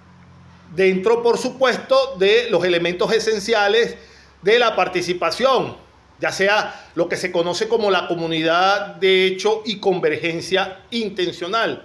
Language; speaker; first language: Spanish; native; Spanish